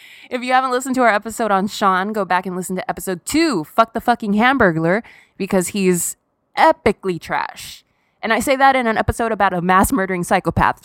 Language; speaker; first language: English; native; English